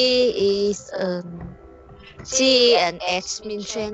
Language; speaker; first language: English; non-native, learner; Vietnamese